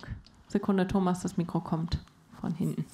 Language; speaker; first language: German; native; German